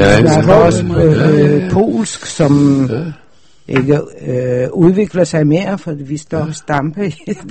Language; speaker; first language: Danish; non-native, fluent; Polish